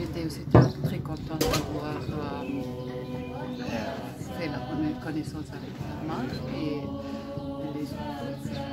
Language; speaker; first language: French; non-native, fluent; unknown